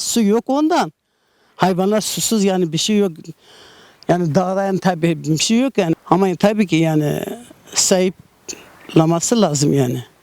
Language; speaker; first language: Turkish; non-native, local second language; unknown